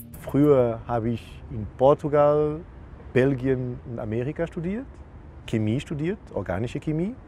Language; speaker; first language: German; non-native, fluent; Portuguese